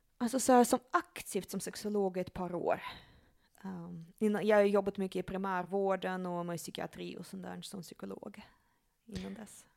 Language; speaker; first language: Swedish; early bilingual, other home language; Russian